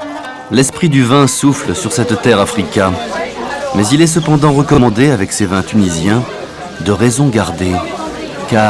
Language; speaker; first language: French; native; French